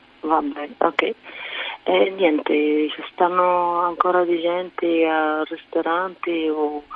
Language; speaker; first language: Italian; non-native, fluent; Arabic